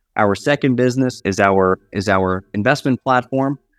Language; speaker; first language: English; native; English